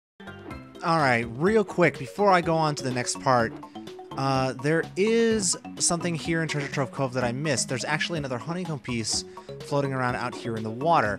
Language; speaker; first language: English; native; English